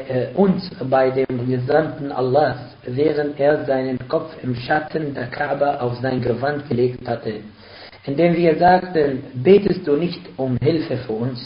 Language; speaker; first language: German; non-native, fluent; Arabic